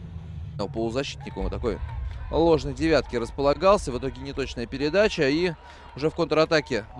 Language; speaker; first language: Russian; native; Russian